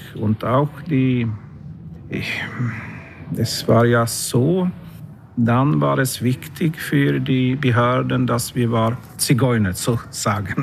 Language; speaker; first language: German; non-native, learner; Swedish